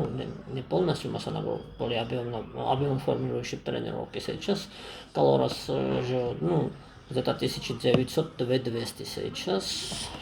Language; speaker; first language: Russian; non-native, fluent; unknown